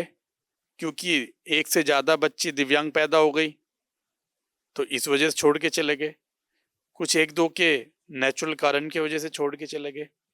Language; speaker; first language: Hindi; native; Hindi